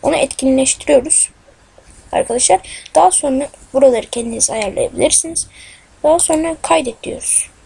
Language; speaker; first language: Turkish; native; Turkish